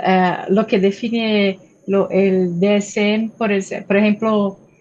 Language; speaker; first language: Spanish; non-native, fluent; Portuguese